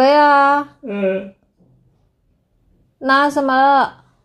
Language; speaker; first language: Chinese; non-native, learner; Javanese